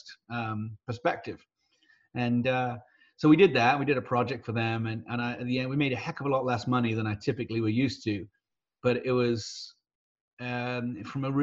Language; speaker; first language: English; native; English